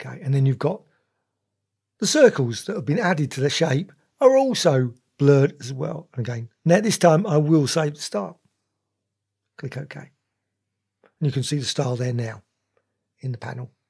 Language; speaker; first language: English; native; English